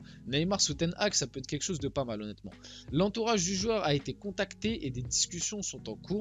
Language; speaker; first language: French; early bilingual, other home language; Portuguese